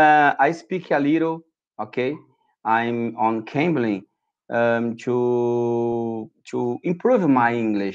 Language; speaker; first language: English; non-native, learner; Portuguese